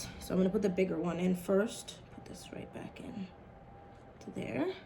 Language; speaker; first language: English; native; English